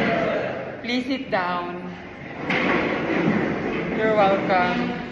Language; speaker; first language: English; non-native, local second language; Filipino